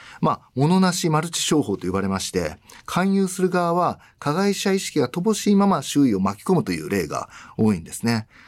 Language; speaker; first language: Japanese; native; Japanese